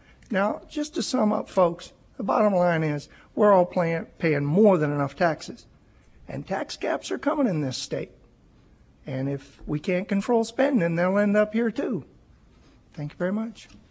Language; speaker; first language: English; native; English